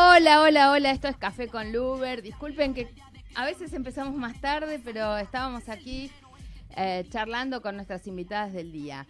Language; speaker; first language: Spanish; native; Spanish